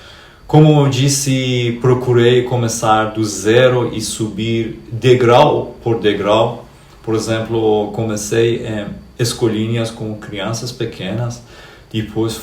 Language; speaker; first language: Portuguese; non-native, fluent; Persian